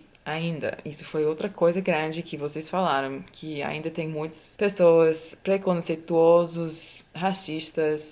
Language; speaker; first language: Portuguese; non-native, fluent; English